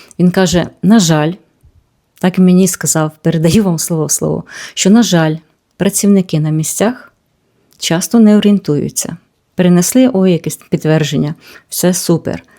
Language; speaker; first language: Ukrainian; native; Ukrainian